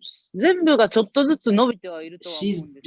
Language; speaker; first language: Japanese; native; Japanese